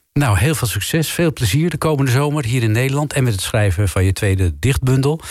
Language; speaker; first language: Dutch; native; Dutch